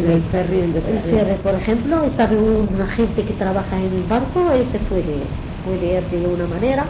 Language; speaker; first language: Spanish; non-native, fluent; Arabic